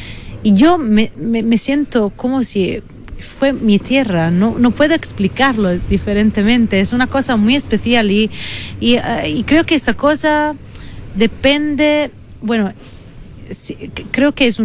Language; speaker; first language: Spanish; non-native, fluent; Italian